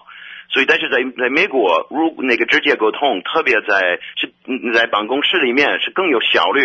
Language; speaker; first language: Chinese; non-native, fluent; English